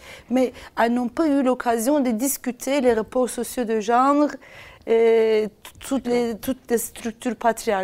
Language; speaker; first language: French; non-native, fluent; Turkish